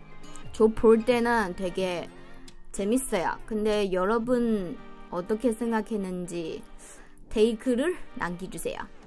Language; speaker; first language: Korean; non-native, fluent; Chinese